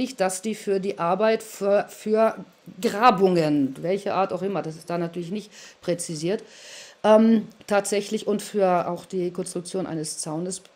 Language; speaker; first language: German; native; German